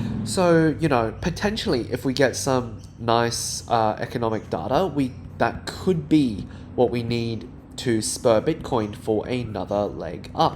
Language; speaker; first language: English; native; English